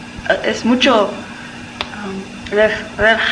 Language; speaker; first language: Spanish; non-native, learner; English